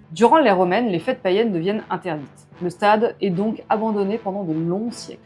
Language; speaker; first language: French; native; French